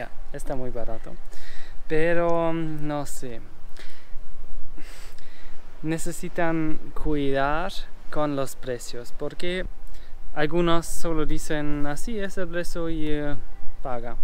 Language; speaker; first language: Spanish; non-native, learner; German